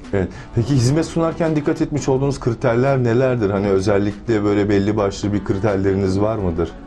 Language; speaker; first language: Turkish; native; Turkish